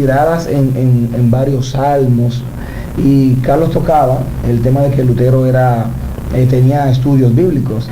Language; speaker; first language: Spanish; native; Spanish